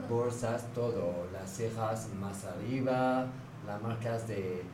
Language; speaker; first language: Spanish; non-native, fluent; French